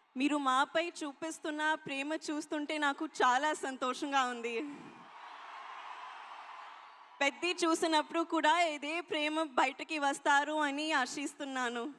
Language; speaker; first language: Telugu; non-native, learner; Hindi